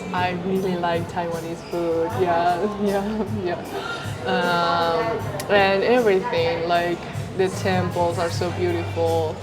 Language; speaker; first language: English; non-native, fluent; Spanish